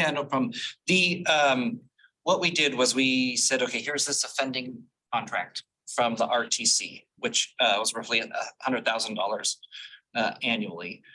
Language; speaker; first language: English; native; English